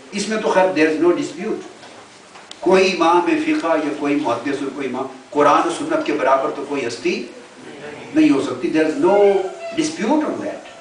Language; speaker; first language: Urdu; non-native, local second language; Punjabi